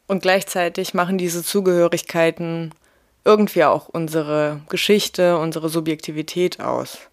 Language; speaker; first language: German; early bilingual, other home language; Russian